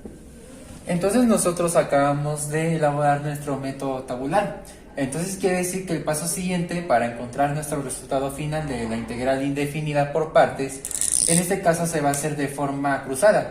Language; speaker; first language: Spanish; native; Spanish